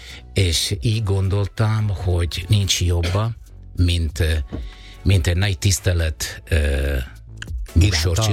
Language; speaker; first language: Hungarian; non-native, fluent; Italian